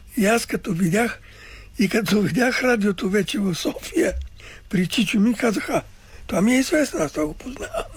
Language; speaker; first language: Bulgarian; early bilingual, other home language; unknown